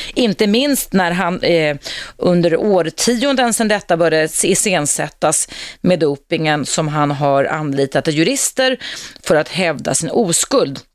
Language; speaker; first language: Swedish; native; Swedish